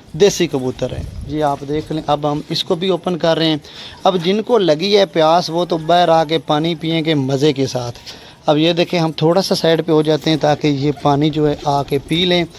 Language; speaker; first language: Urdu; native; Urdu